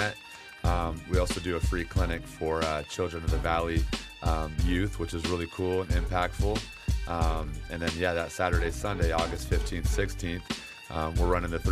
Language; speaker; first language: English; native; English